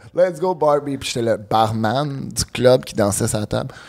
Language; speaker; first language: French; native; French